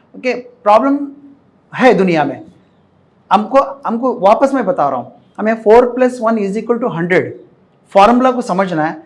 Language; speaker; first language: Hindi; non-native, local second language; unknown